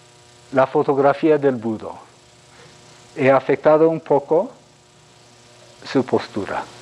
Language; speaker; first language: Spanish; non-native, fluent; English